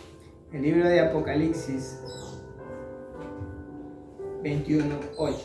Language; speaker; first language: Spanish; native; Spanish